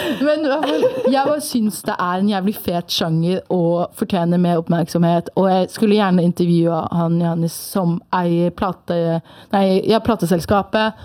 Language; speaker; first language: Norwegian; early bilingual, other home language; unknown